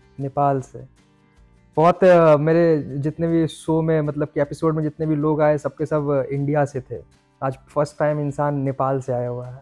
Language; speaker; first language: Hindi; native; Hindi